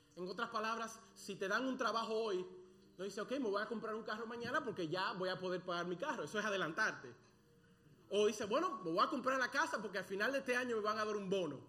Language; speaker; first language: Spanish; early bilingual, other home language; English